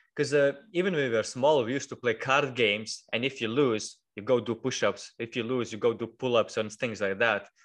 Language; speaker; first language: English; non-native, fluent; Lithuanian